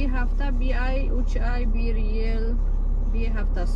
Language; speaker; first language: Turkish; non-native, learner; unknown